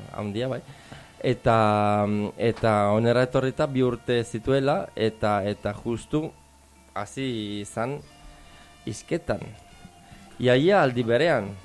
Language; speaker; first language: Basque; non-native, learner; Italian